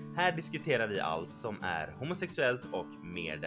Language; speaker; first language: Swedish; native; Swedish